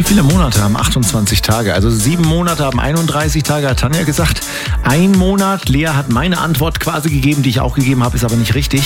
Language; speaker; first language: German; native; German